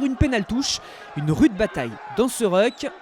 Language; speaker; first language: French; native; French